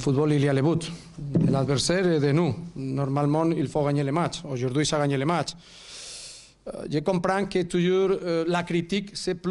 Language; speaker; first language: French; non-native, fluent; Catalan